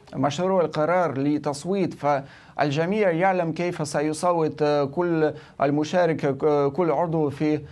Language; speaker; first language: Arabic; non-native, fluent; Russian